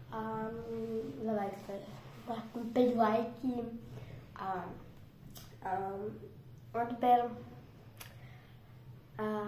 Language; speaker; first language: Slovak; non-native, local second language; Romany